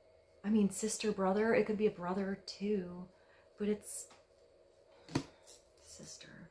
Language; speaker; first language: English; native; English